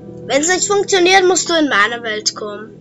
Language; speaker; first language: German; native; German